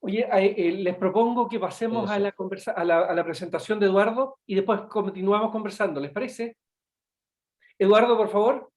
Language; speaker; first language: Spanish; native; Spanish